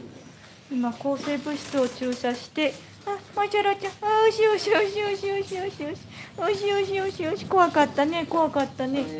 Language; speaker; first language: Japanese; native; Japanese